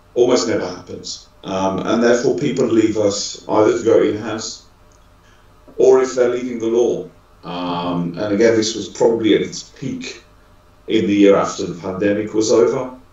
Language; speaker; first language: English; native; English